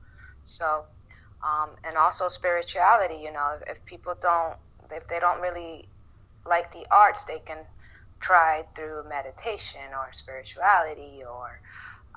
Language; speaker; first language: English; non-native, fluent; Spanish